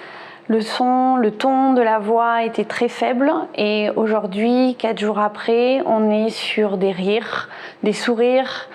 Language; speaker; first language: French; native; French